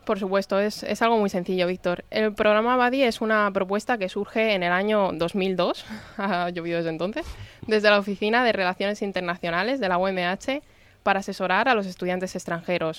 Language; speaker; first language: Spanish; native; Spanish